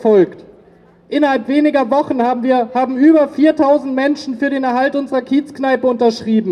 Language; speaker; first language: German; native; German